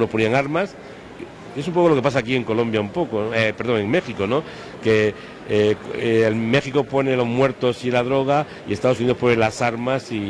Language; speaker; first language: Spanish; native; Spanish